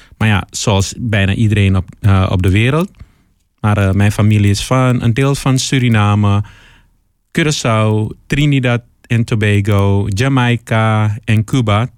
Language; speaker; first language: Dutch; early bilingual, other home language; Papiamento